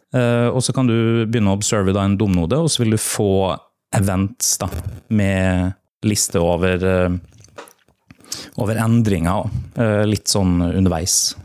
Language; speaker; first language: Norwegian; native; Norwegian